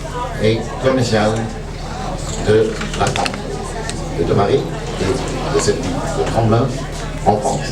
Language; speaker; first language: French; non-native, fluent; Chinese